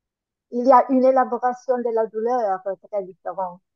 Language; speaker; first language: French; non-native, learner; Italian